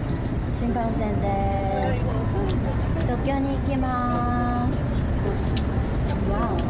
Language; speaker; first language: Japanese; non-native, learner; Korean